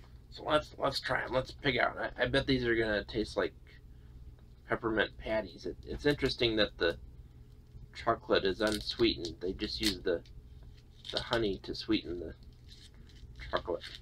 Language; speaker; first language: English; native; English